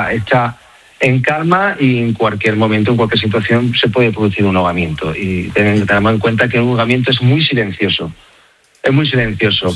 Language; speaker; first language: Spanish; native; Spanish